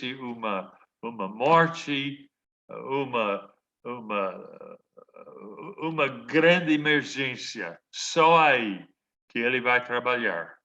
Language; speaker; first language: Portuguese; non-native, fluent; English